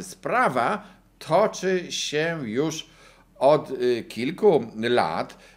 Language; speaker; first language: Polish; native; Polish